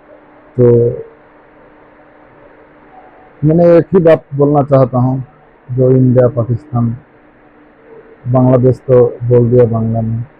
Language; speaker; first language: Hindi; non-native, fluent; Bangla